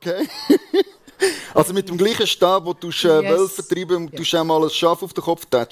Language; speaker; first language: German; native; German